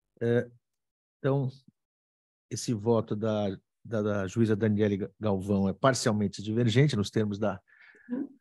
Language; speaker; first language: Portuguese; native; Portuguese